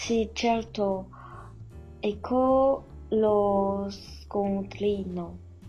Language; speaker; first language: Italian; non-native, learner; Chinese